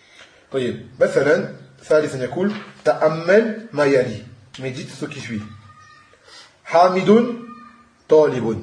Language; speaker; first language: Arabic; non-native, fluent; French